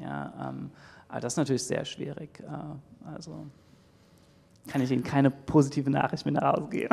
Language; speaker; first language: German; native; German